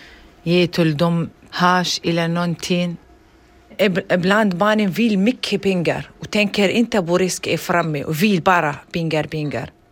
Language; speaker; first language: Swedish; non-native, learner; Arabic